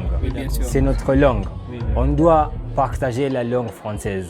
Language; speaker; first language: French; non-native, learner; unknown